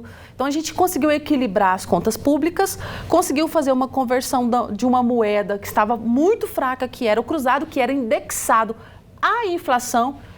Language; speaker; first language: Portuguese; native; Portuguese